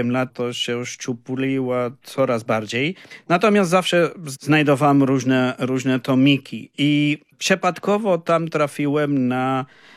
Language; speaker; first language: Polish; non-native, fluent; Spanish